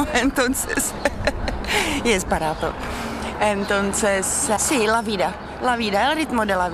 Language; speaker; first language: Spanish; non-native, fluent; Czech